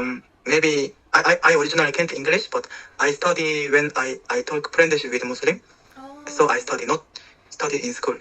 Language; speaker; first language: English; non-native, learner; Korean